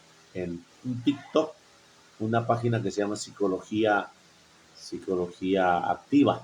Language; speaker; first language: Spanish; native; Spanish